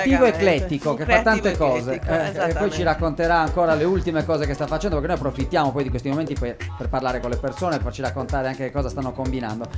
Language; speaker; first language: Italian; native; Italian